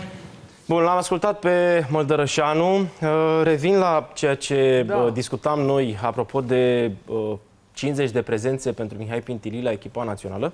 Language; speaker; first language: Romanian; native; Romanian